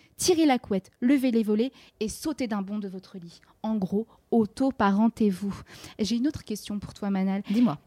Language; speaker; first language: French; native; French